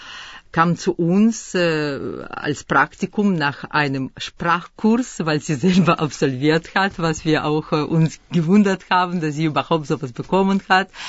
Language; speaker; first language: German; early bilingual, other home language; Russian